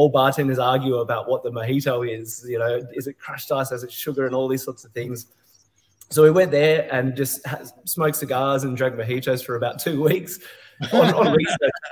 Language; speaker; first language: English; native; English